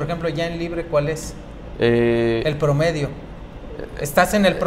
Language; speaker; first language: Spanish; native; Spanish